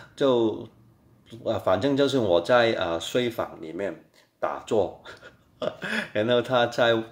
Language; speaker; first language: Chinese; non-native, fluent; Cantonese